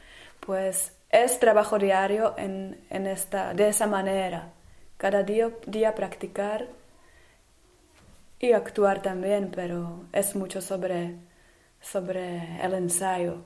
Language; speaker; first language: Spanish; non-native, fluent; Czech